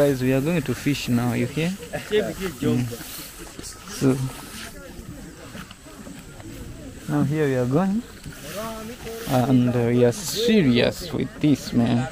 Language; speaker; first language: English; non-native, fluent; Rundi